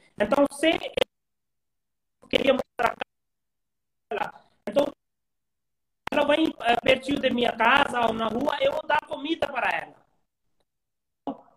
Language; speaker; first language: Portuguese; non-native, learner; Hindi